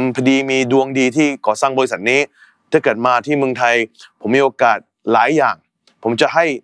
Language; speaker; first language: Thai; native; Thai